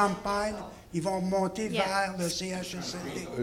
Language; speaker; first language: French; native; French